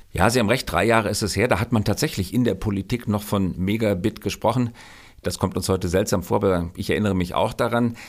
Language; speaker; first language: German; native; German